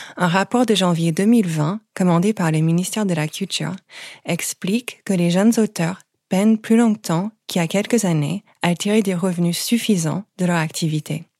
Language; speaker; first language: French; non-native, fluent; English